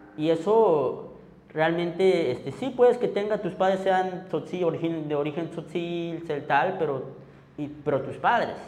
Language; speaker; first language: Spanish; non-native, local second language; Tzotzil